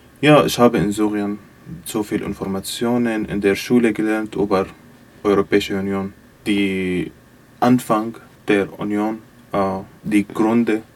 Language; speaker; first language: German; non-native, learner; Arabic